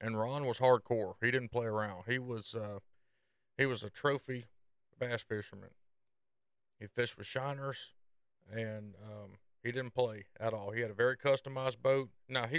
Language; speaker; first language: English; native; English